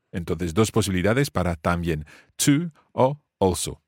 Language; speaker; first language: Spanish; non-native, fluent; English